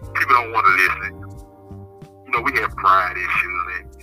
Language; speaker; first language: English; native; English